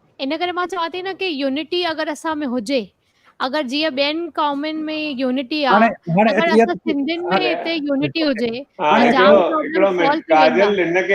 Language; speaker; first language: Sindhi; early bilingual, heritage; Sindhi